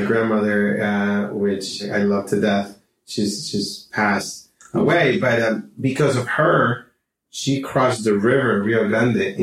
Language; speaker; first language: English; non-native, fluent; Spanish